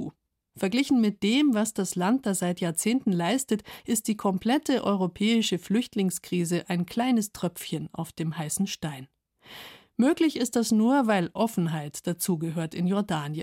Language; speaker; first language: German; native; German